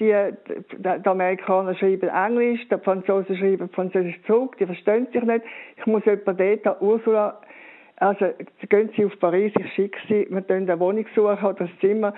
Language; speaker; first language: German; native; German